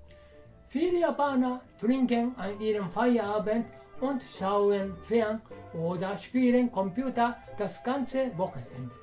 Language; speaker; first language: German; non-native, fluent; Japanese